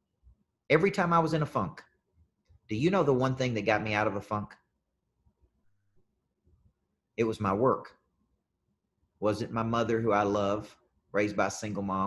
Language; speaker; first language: English; native; English